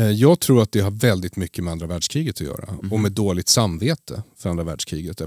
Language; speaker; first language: Swedish; native; Swedish